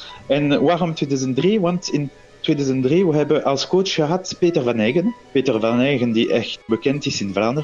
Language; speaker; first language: Dutch; non-native, local second language; French